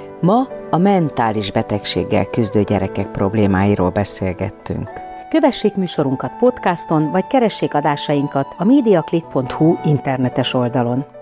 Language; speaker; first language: Hungarian; native; Hungarian